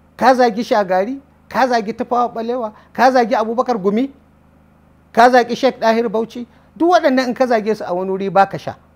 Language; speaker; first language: Hausa; native; Hausa